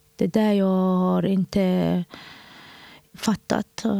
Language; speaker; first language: Swedish; non-native, fluent; Somali